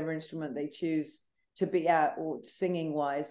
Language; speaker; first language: English; native; English